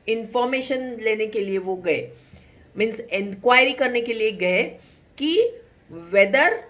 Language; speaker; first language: Hindi; non-native, local second language; Marathi